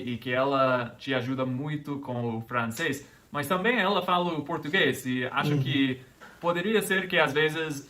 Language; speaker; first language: Portuguese; non-native, fluent; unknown